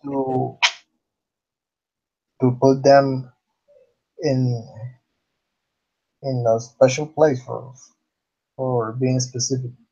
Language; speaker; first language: English; non-native, learner; Spanish